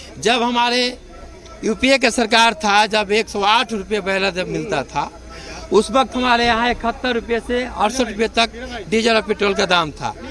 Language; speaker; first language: Hindi; native; Hindi